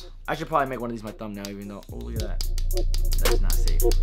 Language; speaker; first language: English; native; English